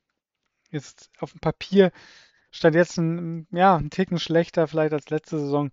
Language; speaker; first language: German; native; German